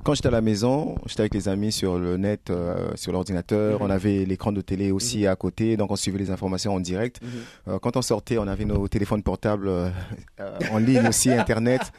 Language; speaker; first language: French; non-native, local second language; Lingala